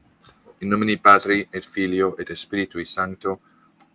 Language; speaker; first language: French; native; French